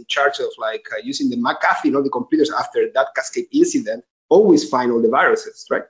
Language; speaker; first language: English; non-native, fluent; Spanish